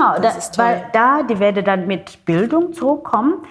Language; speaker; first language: German; non-native, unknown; Xhosa